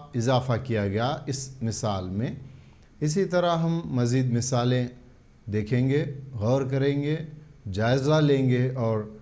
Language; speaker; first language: Urdu; native; Urdu